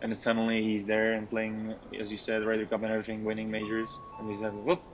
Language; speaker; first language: English; non-native, learner; Czech